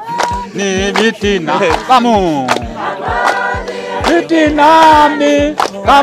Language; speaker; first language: Vietnamese; non-native, learner; Portuguese